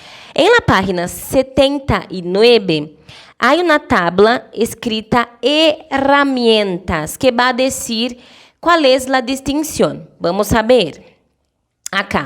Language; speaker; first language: Spanish; non-native, fluent; Portuguese